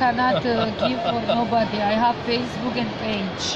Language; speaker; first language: English; non-native, learner; Turkish